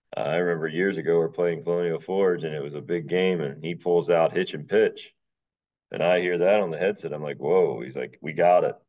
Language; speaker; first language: English; native; English